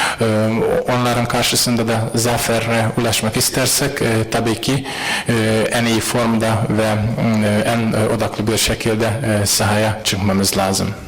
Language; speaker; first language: Turkish; non-native, fluent; Hungarian